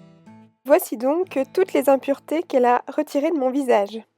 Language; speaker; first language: French; native; French